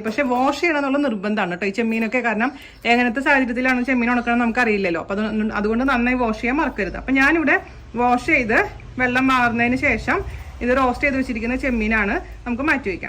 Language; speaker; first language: Malayalam; native; Malayalam